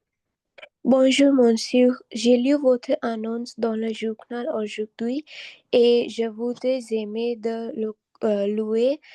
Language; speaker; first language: French; non-native, learner; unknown